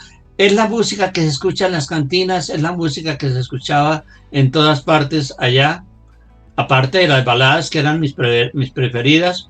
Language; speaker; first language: Spanish; native; Spanish